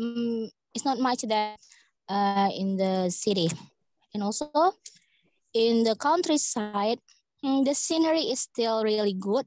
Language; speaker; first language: English; non-native, fluent; Indonesian